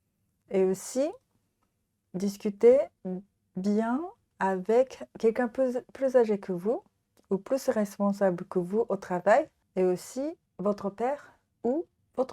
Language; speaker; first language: French; non-native, fluent; Japanese